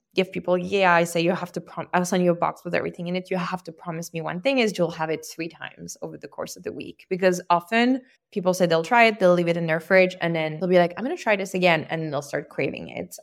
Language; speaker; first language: English; non-native, fluent; French